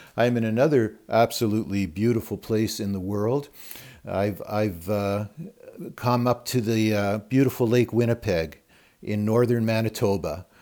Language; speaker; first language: English; native; English